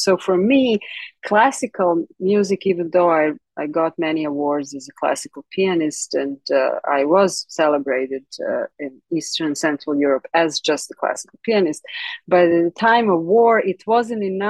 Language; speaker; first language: English; non-native, fluent; Serbian